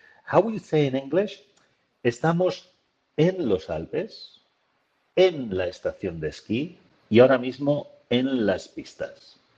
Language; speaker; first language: Spanish; native; Spanish